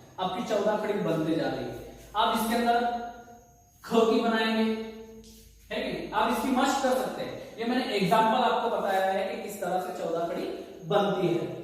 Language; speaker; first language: Hindi; non-native, local second language; Urdu